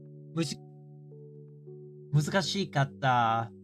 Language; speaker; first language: Japanese; non-native, learner; English